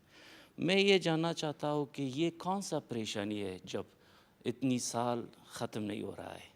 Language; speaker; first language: Hindi; non-native, fluent; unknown